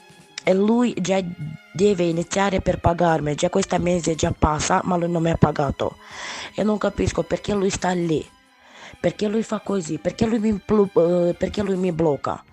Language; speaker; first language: Italian; non-native, learner; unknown